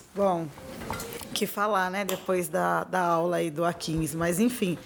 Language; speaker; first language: Portuguese; native; Portuguese